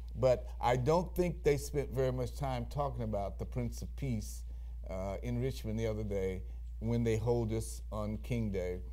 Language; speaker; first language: English; native; English